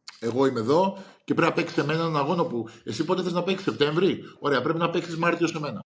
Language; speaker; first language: Greek; native; Greek